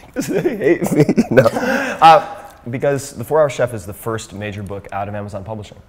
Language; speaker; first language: English; native; English